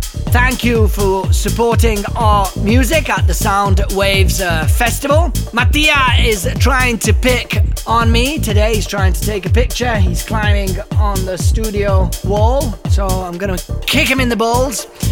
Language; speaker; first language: English; non-native, fluent; Italian